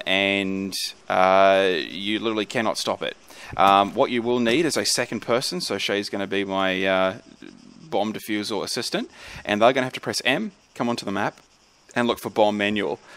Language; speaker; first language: English; native; English